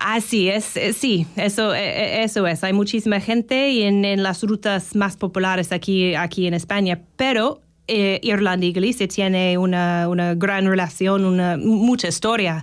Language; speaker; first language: Spanish; non-native, fluent; English